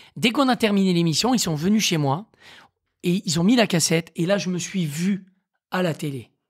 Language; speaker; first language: French; native; French